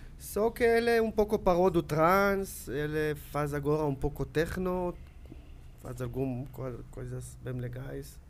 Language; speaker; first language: Portuguese; non-native, learner; Hebrew